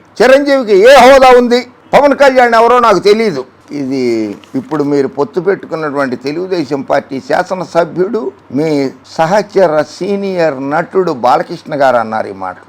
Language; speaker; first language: Telugu; native; Telugu